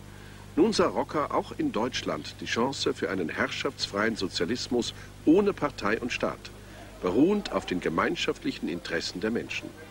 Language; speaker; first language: German; native; German